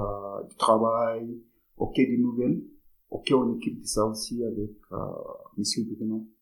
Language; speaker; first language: French; non-native, learner; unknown